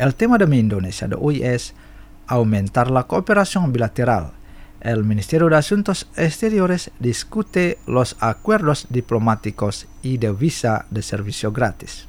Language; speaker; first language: Spanish; non-native, fluent; Indonesian